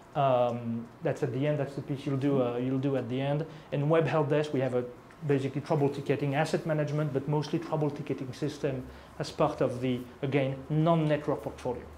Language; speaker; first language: English; non-native, fluent; French